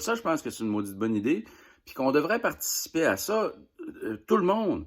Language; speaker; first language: French; native; French